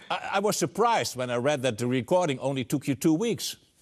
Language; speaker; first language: English; non-native, fluent; Dutch